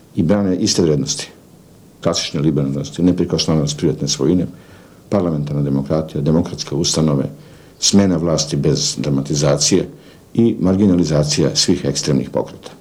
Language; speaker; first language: Serbian; native; Serbian